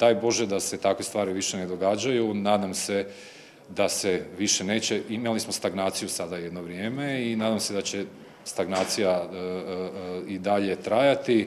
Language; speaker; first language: Croatian; native; Croatian